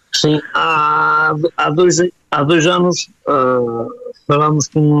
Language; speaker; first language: Portuguese; early bilingual, heritage; Portuguese